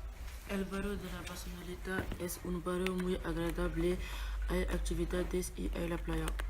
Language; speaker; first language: Spanish; non-native, learner; French